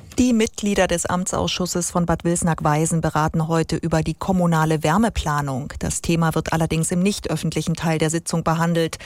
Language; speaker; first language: German; native; German